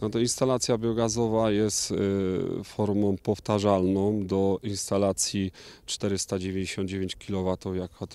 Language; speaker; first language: Polish; native; Polish